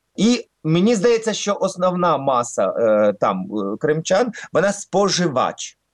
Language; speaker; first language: Ukrainian; non-native, local second language; Russian